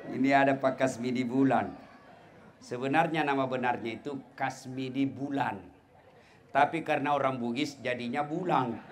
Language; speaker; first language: Indonesian; non-native, local second language; Buginese